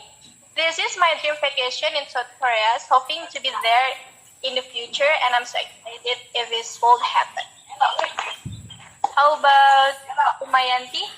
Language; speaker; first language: English; non-native, learner; Indonesian